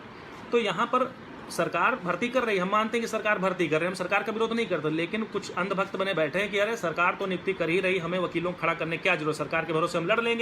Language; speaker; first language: Hindi; native; Hindi